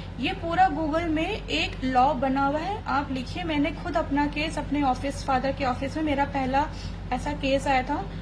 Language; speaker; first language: Hindi; native; Hindi